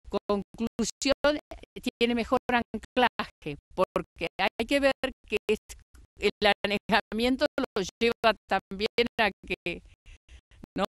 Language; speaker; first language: Spanish; native; Spanish